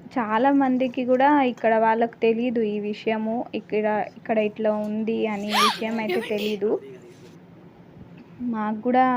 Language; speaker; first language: Telugu; native; Telugu